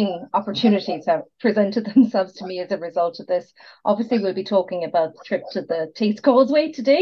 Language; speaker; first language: English; native; English